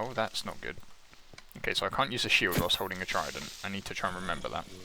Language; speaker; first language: English; native; English